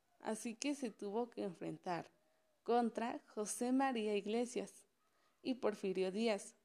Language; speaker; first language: Spanish; native; Spanish